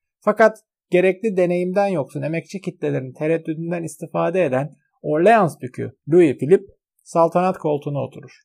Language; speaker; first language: Turkish; native; Turkish